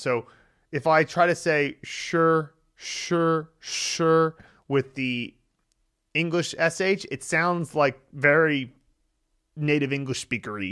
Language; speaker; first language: English; native; English